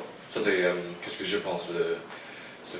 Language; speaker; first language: French; non-native, learner; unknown